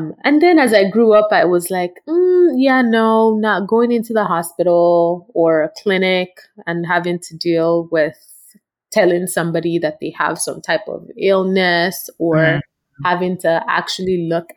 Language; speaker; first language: English; non-native, local second language; Yoruba